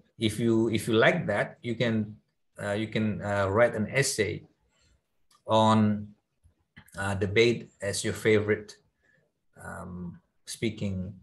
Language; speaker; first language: English; non-native, fluent; Indonesian